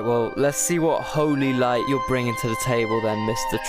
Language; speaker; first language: English; native; English